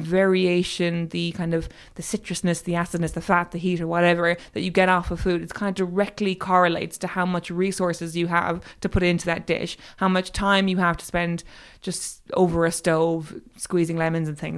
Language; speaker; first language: English; native; English